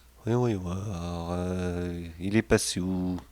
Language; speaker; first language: French; native; French